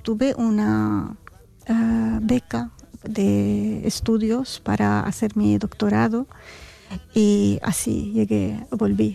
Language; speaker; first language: Spanish; non-native, fluent; Arabic